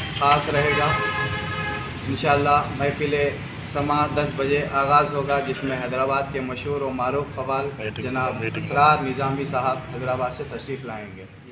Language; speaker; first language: Urdu; native; Urdu